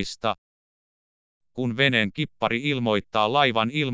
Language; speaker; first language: Finnish; native; Finnish